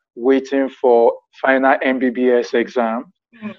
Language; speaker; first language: English; non-native, local second language; Yoruba